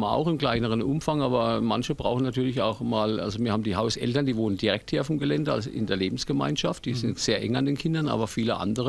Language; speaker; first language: German; native; German